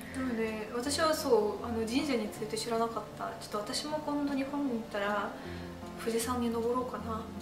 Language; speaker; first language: Japanese; non-native, fluent; Russian